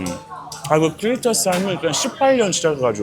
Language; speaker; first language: Korean; non-native, fluent; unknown